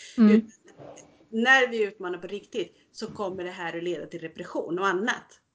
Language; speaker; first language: Swedish; early bilingual, other home language; Spanish